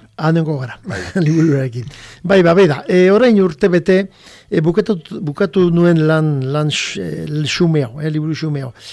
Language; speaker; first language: Basque; native; Basque